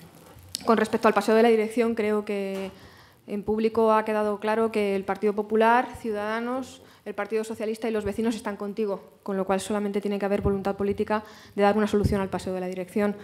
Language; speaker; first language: Spanish; native; Spanish